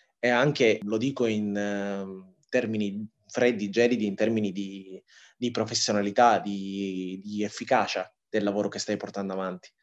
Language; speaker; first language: Italian; early bilingual, other home language; Tigrinya